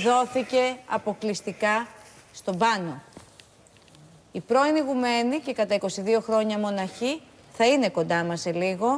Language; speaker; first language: Greek; native; Greek